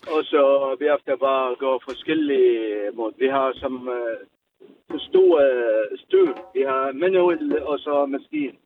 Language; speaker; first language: Danish; non-native, learner; Arabic